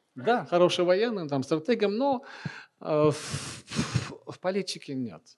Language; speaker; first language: Russian; non-native, local second language; Chechen